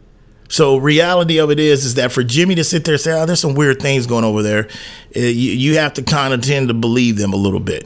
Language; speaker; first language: English; native; English